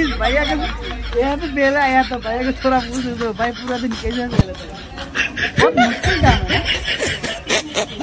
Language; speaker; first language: Hindi; non-native, local second language; Bangla